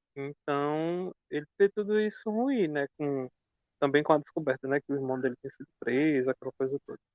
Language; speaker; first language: Portuguese; native; Portuguese